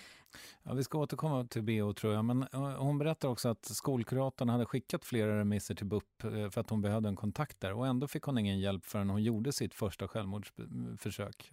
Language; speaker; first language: Swedish; native; Swedish